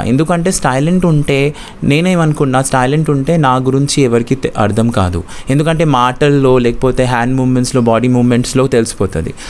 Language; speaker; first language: Telugu; non-native, local second language; Bangla